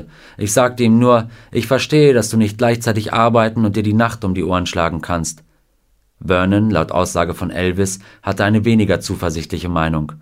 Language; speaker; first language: German; native; German